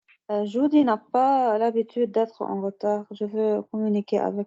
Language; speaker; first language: French; non-native, learner; Arabic